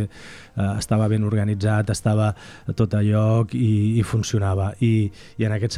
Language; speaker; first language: Catalan; native; Catalan